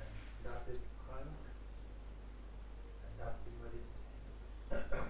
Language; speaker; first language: German; non-native, learner; Hindi